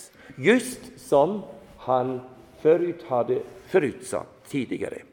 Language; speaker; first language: Swedish; non-native, fluent; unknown